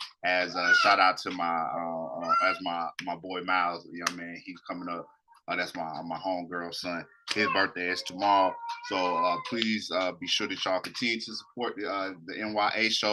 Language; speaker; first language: English; native; English